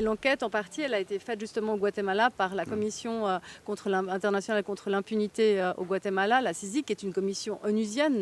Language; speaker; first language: French; native; French